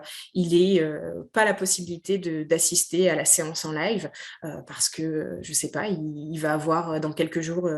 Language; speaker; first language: French; native; French